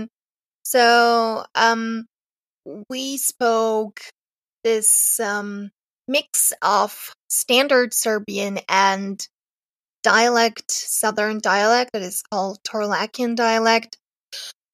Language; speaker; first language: English; non-native, fluent; Serbian